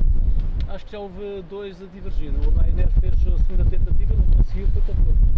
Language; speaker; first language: Portuguese; native; Portuguese